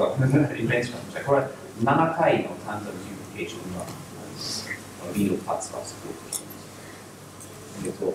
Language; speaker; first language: Japanese; non-native, learner; English